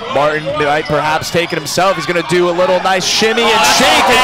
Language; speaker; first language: English; native; English